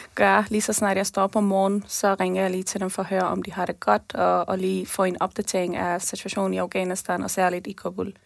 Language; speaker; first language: Danish; early bilingual, other home language; Persian